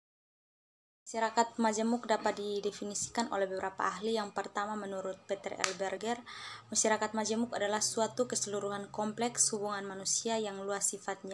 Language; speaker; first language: Indonesian; native; Indonesian